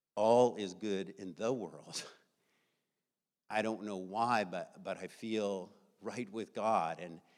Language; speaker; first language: English; native; English